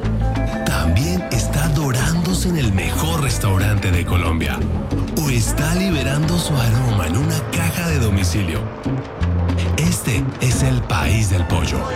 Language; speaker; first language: Spanish; native; Spanish